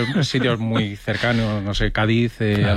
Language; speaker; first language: Spanish; native; Spanish